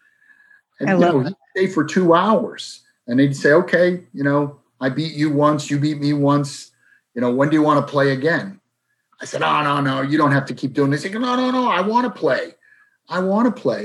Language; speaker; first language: English; native; English